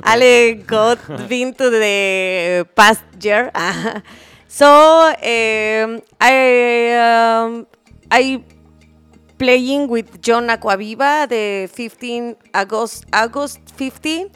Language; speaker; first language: English; non-native, learner; Spanish